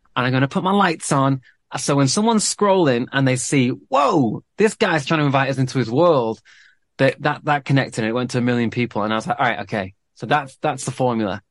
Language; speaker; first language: English; native; English